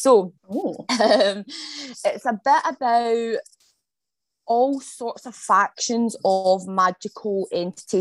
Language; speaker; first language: English; native; English